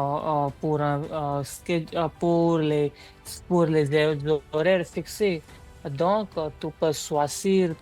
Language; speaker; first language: French; non-native, learner; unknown